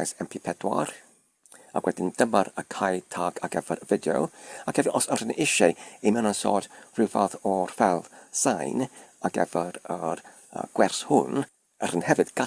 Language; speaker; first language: Welsh; non-native, learner; Polish